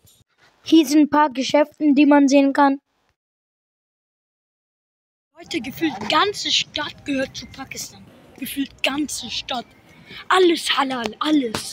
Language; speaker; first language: German; early bilingual, other home language; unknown